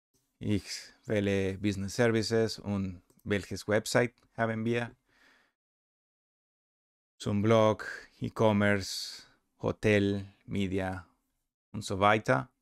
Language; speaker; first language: German; non-native, learner; Spanish